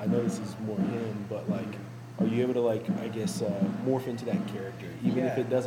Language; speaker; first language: English; native; English